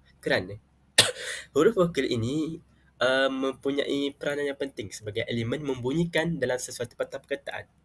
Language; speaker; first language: Malay; native; Malay